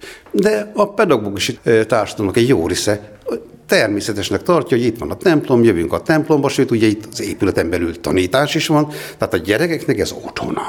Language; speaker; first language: Hungarian; native; Hungarian